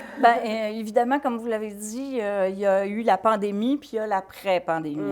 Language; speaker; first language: French; native; French